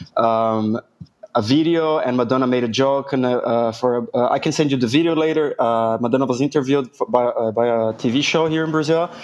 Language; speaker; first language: English; non-native, fluent; Portuguese